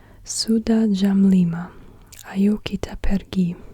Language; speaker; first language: Indonesian; non-native, learner; English